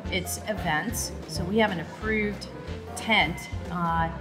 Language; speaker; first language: English; native; English